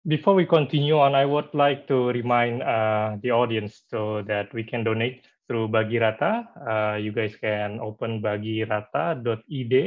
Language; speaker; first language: English; non-native, fluent; Indonesian